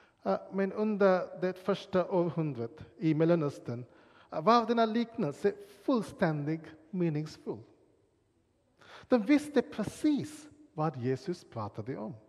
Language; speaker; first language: Swedish; non-native, fluent; English